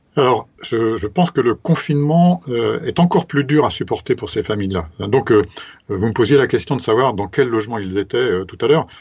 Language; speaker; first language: French; native; French